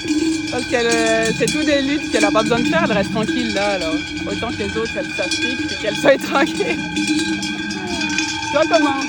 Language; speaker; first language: French; native; French